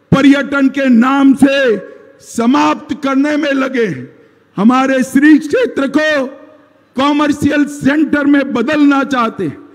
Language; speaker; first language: Hindi; non-native, local second language; Gujarati